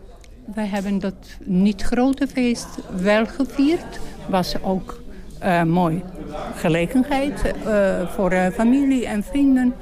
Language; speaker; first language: Dutch; non-native, learner; Bosnian